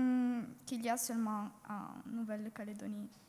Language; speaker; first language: French; non-native, learner; Italian